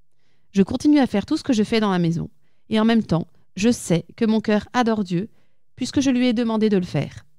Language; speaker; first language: French; native; French